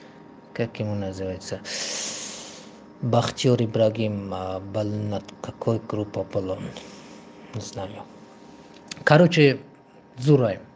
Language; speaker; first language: Russian; non-native, local second language; Tajik